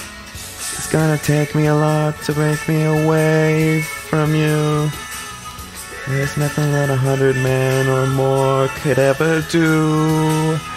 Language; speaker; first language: English; native; English